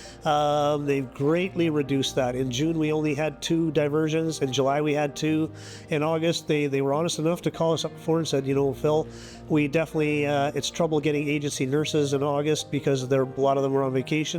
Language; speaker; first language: English; native; English